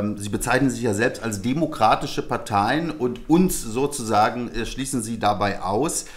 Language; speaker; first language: German; native; German